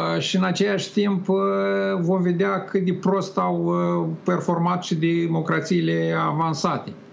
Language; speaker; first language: Romanian; native; Romanian